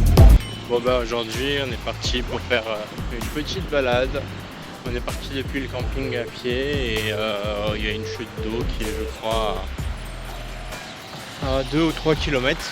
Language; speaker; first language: French; native; French